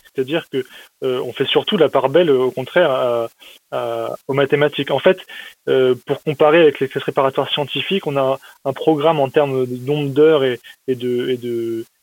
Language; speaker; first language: French; native; French